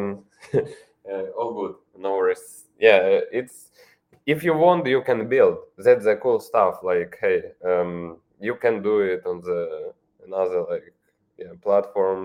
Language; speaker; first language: English; non-native, fluent; Ukrainian